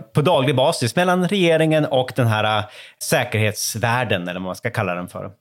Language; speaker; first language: Swedish; native; Swedish